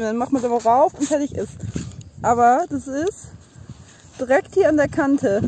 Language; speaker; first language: German; native; German